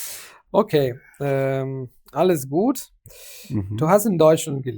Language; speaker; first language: German; non-native, fluent; Italian